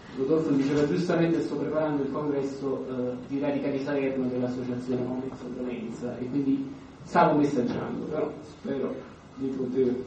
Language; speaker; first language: Italian; native; Italian